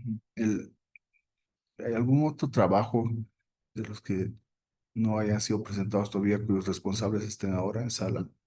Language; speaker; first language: Spanish; native; Spanish